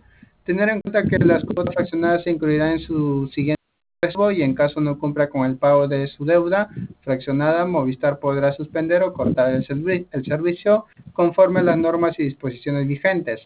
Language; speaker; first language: Spanish; native; Spanish